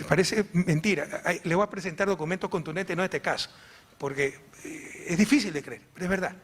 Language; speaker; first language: Spanish; native; Spanish